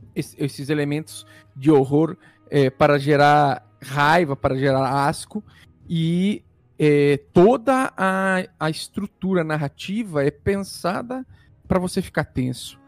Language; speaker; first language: Portuguese; early bilingual, other home language; Italian